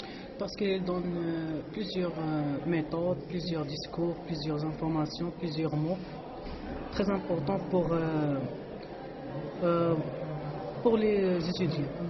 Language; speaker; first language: French; non-native, learner; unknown